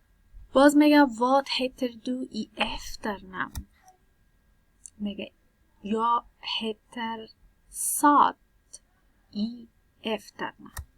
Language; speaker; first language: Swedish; non-native, learner; Persian